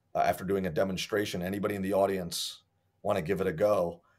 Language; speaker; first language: English; native; English